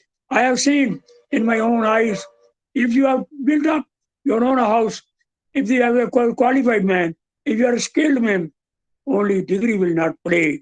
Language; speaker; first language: English; non-native, local second language; Hindi